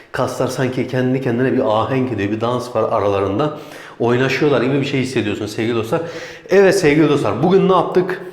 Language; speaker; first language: Turkish; native; Turkish